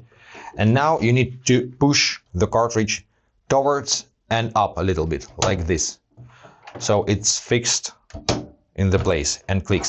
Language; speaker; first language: English; non-native, fluent; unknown